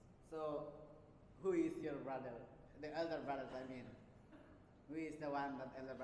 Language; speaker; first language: English; non-native, learner; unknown